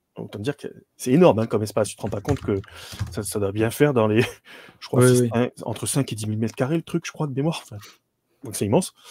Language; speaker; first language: French; native; French